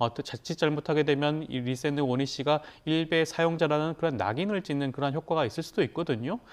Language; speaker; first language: Korean; native; Korean